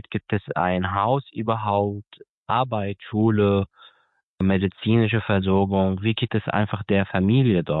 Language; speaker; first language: German; non-native, fluent; Arabic